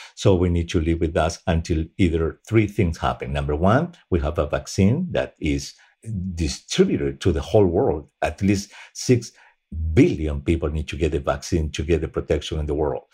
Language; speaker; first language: English; non-native, fluent; Spanish